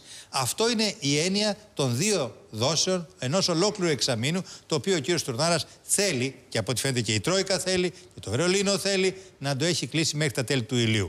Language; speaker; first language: Greek; native; Greek